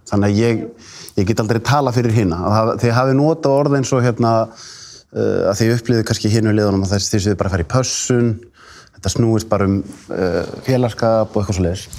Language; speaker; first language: Icelandic; native; Icelandic